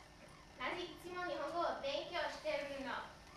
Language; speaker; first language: Japanese; non-native, learner; English